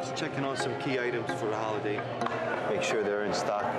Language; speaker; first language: English; native; English